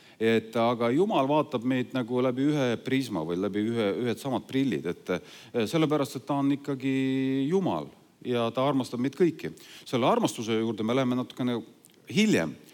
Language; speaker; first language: Estonian; non-native, local second language; Russian